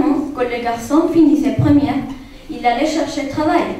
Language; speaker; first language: French; non-native, learner; Spanish